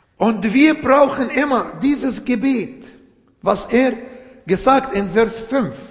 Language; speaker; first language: German; non-native, fluent; Arabic